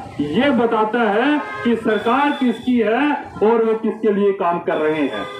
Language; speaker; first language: Hindi; native; Hindi